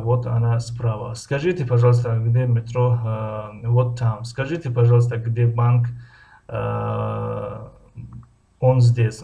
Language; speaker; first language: Russian; non-native, fluent; Tajik